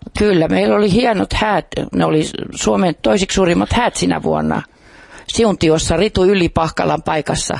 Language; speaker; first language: Finnish; non-native, fluent; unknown